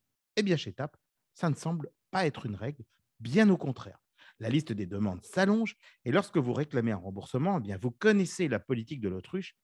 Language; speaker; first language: French; native; French